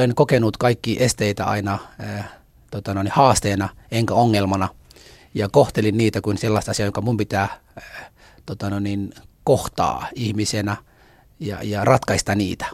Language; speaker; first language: Finnish; non-native, fluent; Somali